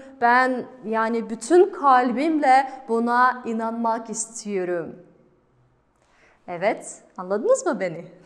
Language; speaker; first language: Turkish; non-native, fluent; Kazakh